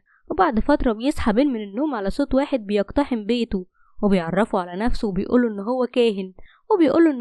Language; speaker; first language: Arabic; native; Arabic